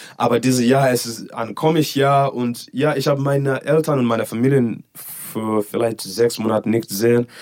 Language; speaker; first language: German; non-native, learner; English